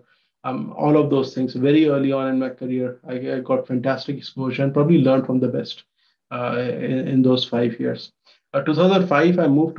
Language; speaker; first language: English; non-native, local second language; Hindi